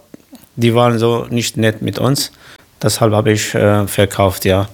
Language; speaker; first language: German; non-native, learner; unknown